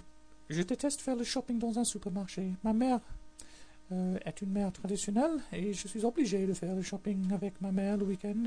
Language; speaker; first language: French; non-native, learner; English